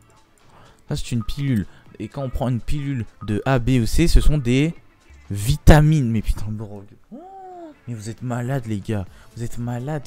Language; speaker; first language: French; native; French